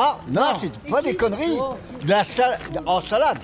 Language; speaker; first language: French; native; French